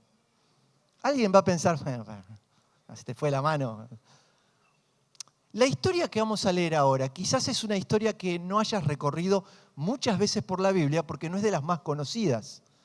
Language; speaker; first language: Spanish; native; Spanish